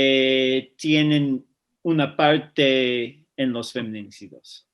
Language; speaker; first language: Spanish; non-native, fluent; English